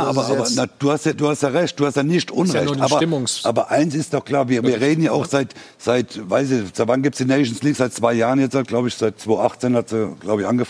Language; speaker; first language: German; native; German